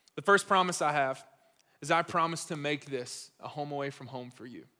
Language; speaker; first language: English; native; English